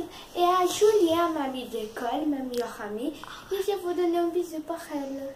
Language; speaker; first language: French; early bilingual, other home language; Portuguese